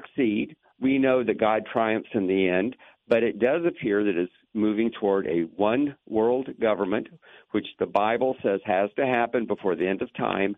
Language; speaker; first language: English; native; English